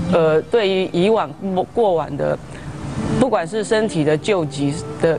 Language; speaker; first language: Chinese; native; Chinese